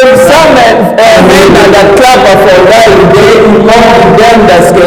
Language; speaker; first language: Danish; early bilingual, other home language; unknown